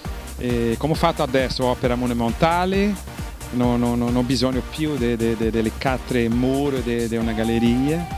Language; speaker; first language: Italian; non-native, fluent; Portuguese